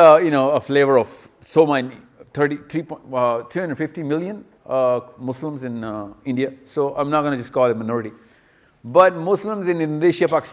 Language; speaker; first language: English; non-native, local second language; Urdu